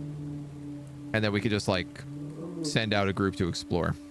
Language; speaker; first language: English; native; English